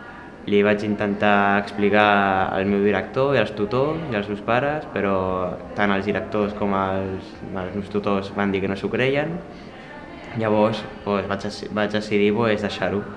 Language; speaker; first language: Catalan; non-native, local second language; Spanish